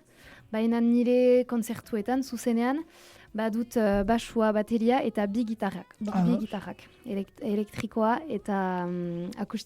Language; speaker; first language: Basque; non-native, local second language; French